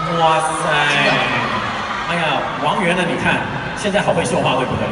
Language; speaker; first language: Chinese; non-native, local second language; Cantonese